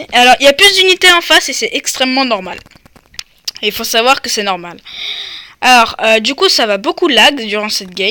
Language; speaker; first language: French; native; French